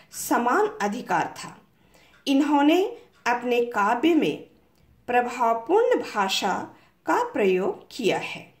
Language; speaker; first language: Hindi; native; Hindi